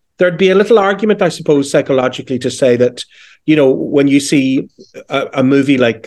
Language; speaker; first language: English; native; English